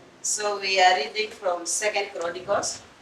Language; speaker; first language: English; non-native, fluent; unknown